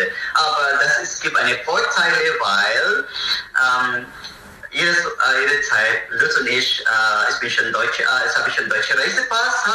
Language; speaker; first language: German; non-native, learner; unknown